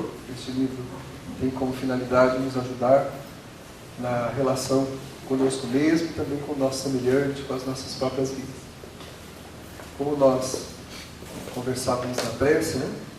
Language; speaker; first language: Portuguese; native; Portuguese